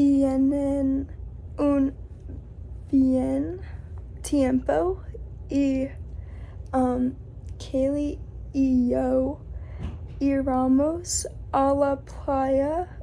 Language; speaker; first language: Spanish; non-native, learner; English